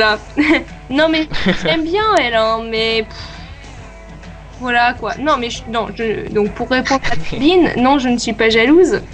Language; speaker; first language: French; native; French